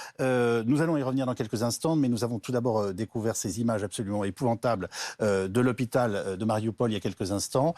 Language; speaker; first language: French; native; French